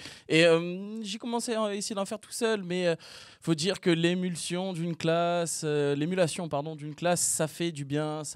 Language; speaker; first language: French; native; French